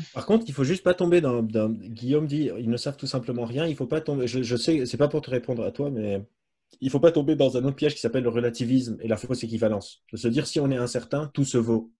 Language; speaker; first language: French; non-native, local second language; Arabic